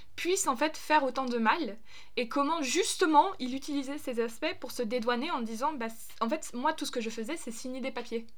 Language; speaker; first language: French; non-native, fluent; German